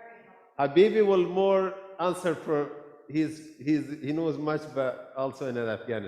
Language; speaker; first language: English; non-native, local second language; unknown